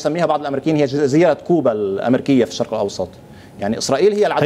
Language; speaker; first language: Arabic; native; Arabic